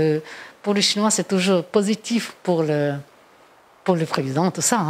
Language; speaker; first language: French; non-native, fluent; Chinese